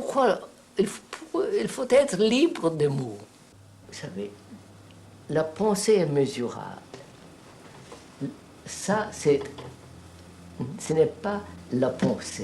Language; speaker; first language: French; non-native, fluent; Telugu